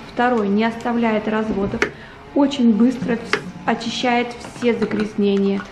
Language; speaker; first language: Russian; native; Russian